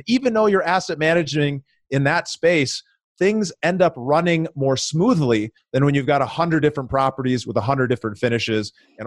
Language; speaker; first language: English; native; English